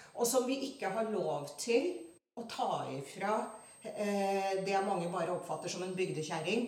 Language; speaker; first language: Norwegian; early bilingual, other home language; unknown